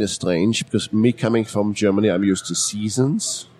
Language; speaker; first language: English; non-native, fluent; German